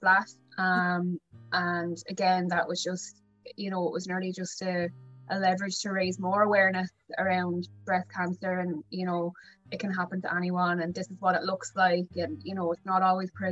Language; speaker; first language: English; native; English